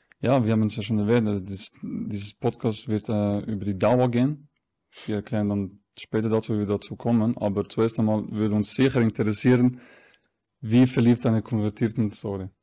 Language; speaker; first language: German; native; German